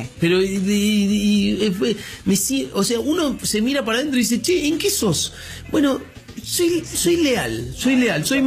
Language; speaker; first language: Spanish; native; Spanish